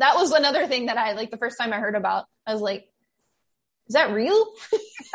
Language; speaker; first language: English; native; English